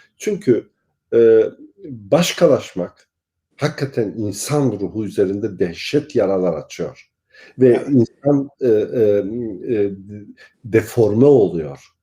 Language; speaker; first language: Turkish; non-native, local second language; Kurdish